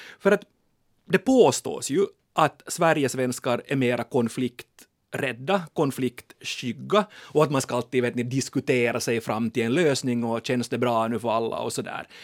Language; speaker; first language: Swedish; native; Swedish